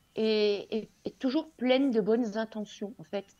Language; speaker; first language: French; native; French